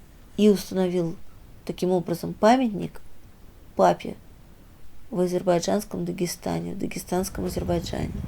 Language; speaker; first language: Russian; native; Russian